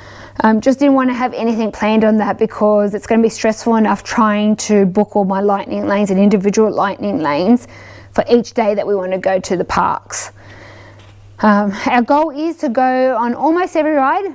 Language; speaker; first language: English; native; English